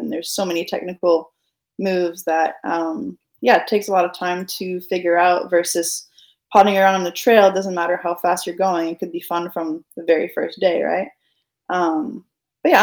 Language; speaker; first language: English; non-native, fluent; French